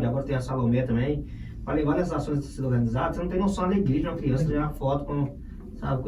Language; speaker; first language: Portuguese; native; Portuguese